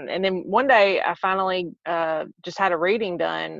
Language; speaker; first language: English; native; English